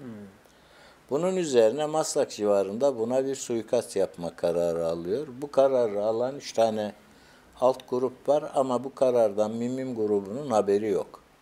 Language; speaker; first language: Turkish; native; Turkish